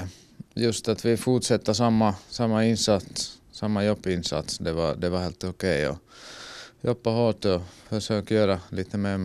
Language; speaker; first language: Swedish; non-native, fluent; Finnish